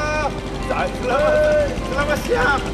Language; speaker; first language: Indonesian; non-native, learner; Korean